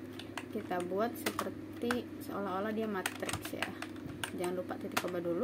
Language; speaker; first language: Indonesian; native; Indonesian